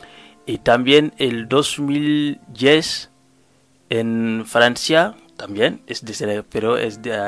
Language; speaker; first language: Spanish; non-native, learner; Wolof